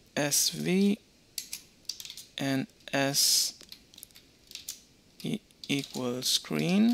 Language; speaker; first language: English; non-native, fluent; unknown